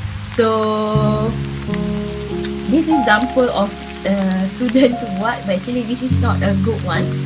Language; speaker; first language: English; non-native, local second language; Malay